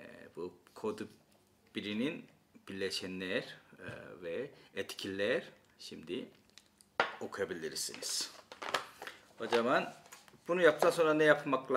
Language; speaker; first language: Turkish; non-native, fluent; Korean